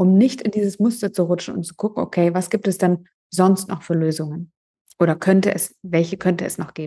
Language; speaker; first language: German; native; German